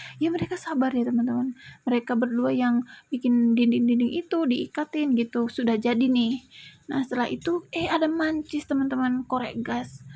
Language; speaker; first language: Indonesian; native; Indonesian